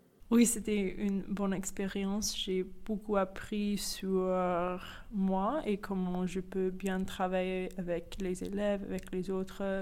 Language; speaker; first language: French; non-native, fluent; English